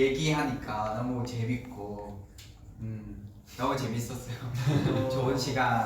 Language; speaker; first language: Korean; non-native, learner; Vietnamese